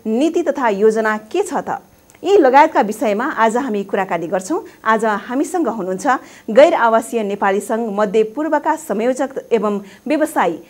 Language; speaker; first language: Nepali; native; Nepali